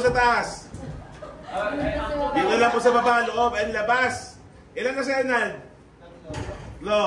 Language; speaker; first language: Filipino; native; Filipino